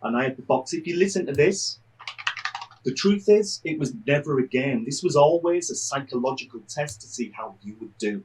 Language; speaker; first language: English; native; English